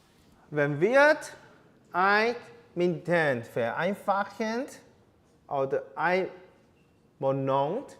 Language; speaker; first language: German; non-native, learner; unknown